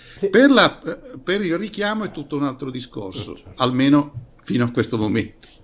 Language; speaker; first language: Italian; native; Italian